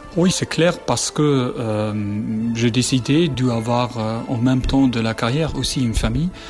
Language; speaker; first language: French; non-native, fluent; German